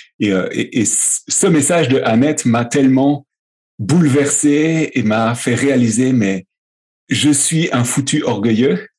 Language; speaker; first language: French; native; French